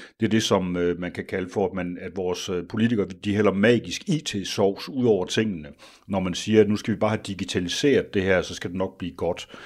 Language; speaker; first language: Danish; native; Danish